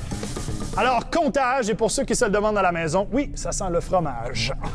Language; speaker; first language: French; native; French